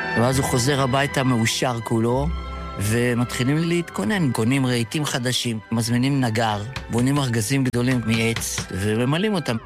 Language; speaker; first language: Hebrew; early bilingual, other home language; Yiddish